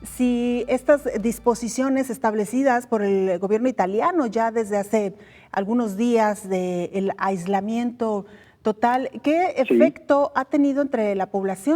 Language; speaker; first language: Spanish; native; Spanish